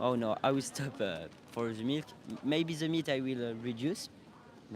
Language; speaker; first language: English; non-native, learner; French